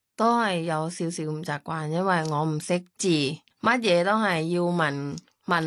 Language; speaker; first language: Cantonese; non-native, learner; Thai